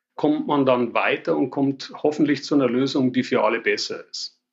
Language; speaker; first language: German; native; German